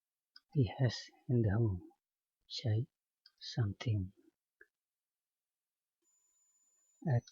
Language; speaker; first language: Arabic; non-native, learner; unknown